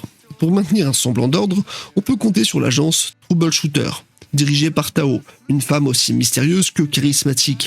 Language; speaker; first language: French; native; French